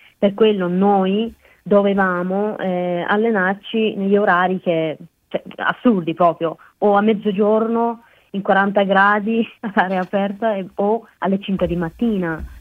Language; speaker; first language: Italian; non-native, fluent; Persian